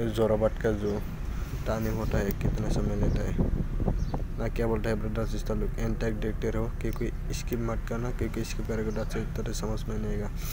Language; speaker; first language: Hindi; non-native, local second language; Assamese